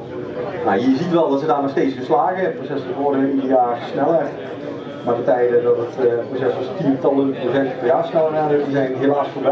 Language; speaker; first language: Dutch; native; Dutch